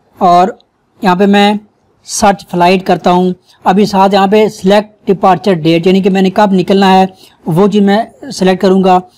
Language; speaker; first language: Urdu; non-native, local second language; Punjabi